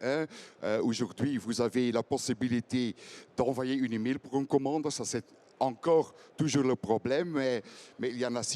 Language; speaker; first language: French; non-native, fluent; Dutch